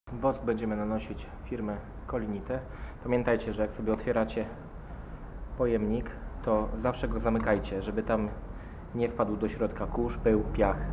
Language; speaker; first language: Polish; native; Polish